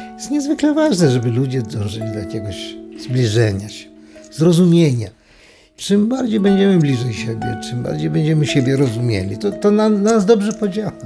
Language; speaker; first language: Polish; native; Polish